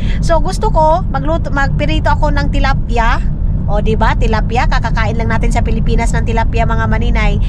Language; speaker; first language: Filipino; non-native, local second language; Cebuano